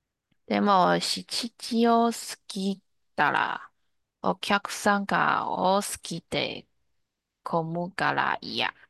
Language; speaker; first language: Japanese; non-native, learner; Chinese